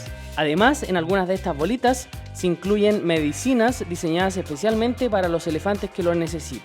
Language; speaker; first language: Spanish; native; Spanish